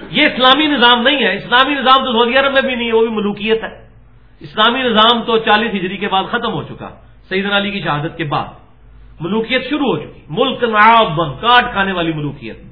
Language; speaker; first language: Urdu; non-native, local second language; Punjabi